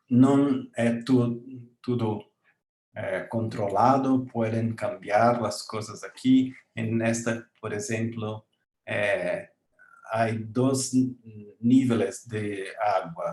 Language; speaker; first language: Spanish; non-native, learner; Portuguese